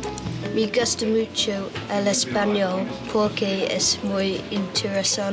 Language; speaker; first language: Spanish; non-native, learner; English